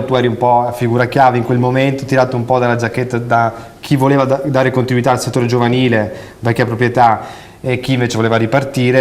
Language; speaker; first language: Italian; native; Italian